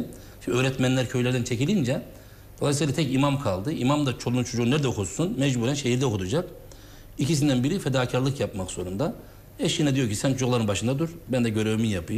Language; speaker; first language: Turkish; native; Turkish